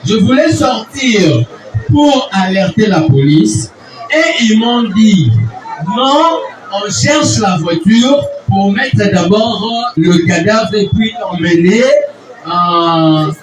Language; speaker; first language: French; non-native, local second language; Lingala